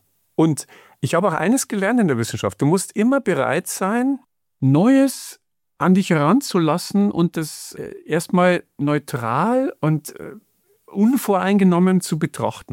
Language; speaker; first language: German; native; German